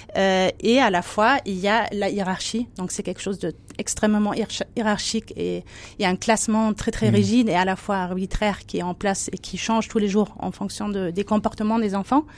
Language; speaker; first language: French; non-native, fluent; German